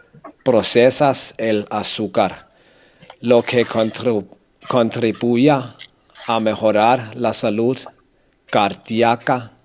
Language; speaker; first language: Spanish; non-native, learner; Danish